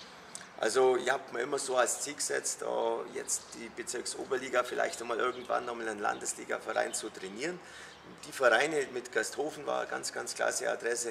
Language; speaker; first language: German; native; German